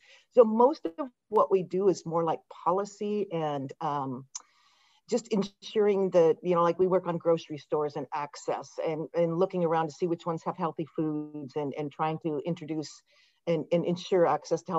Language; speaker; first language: English; native; English